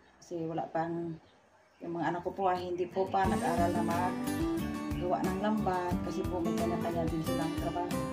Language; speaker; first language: Filipino; non-native, local second language; Cebuano